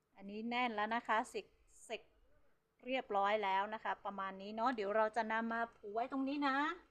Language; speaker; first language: Thai; non-native, local second language; Hmong